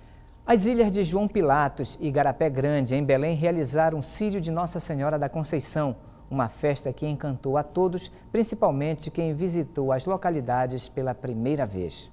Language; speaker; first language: Portuguese; native; Portuguese